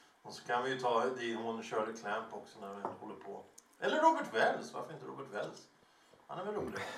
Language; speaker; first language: Swedish; native; Swedish